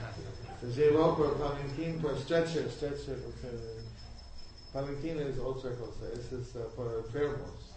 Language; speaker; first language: Spanish; non-native, learner; English